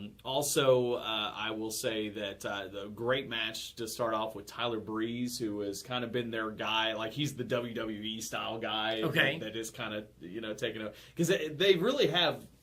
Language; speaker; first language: English; native; English